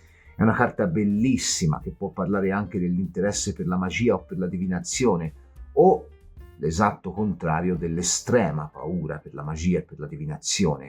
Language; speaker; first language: Italian; native; Italian